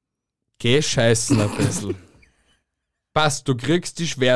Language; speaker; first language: German; native; German